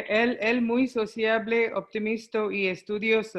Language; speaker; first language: Spanish; non-native, learner; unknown